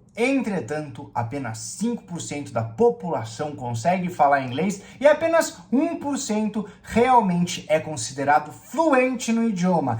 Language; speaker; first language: Portuguese; native; Portuguese